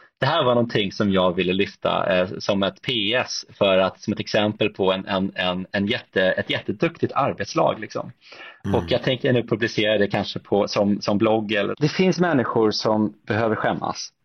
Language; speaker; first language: Swedish; native; Swedish